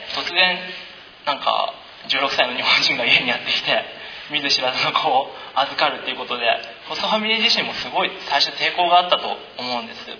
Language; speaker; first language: Japanese; native; Japanese